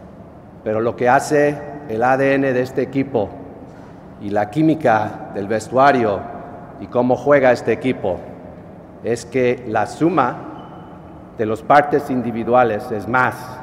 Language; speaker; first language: Spanish; non-native, fluent; English